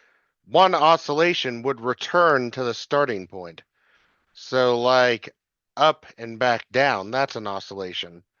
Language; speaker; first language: English; native; English